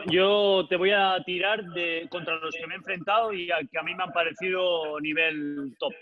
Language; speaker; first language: Spanish; native; Spanish